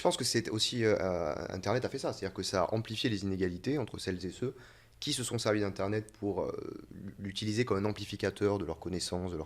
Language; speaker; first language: French; native; French